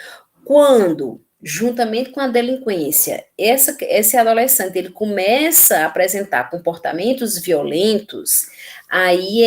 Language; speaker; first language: Portuguese; native; Portuguese